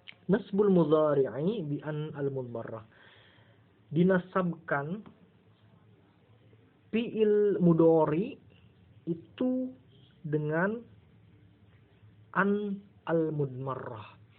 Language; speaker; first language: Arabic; non-native, fluent; Indonesian